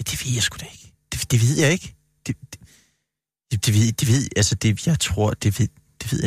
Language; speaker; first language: Danish; native; Danish